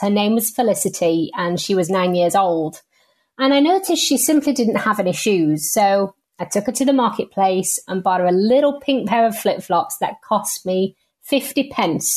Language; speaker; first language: English; native; English